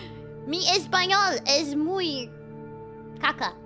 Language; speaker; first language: Spanish; non-native, learner; Portuguese